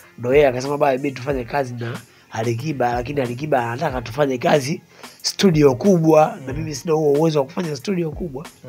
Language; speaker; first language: Swahili; native; Swahili